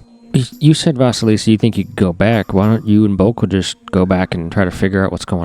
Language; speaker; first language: English; native; English